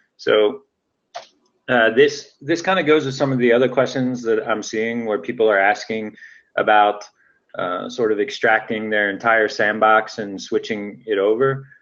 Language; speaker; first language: English; native; English